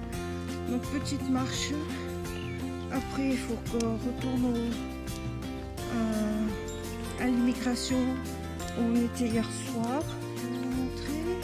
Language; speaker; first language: French; native; French